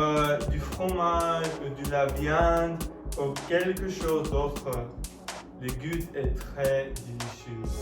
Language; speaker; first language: French; non-native, learner; English